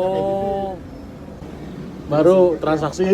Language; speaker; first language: Indonesian; native; Indonesian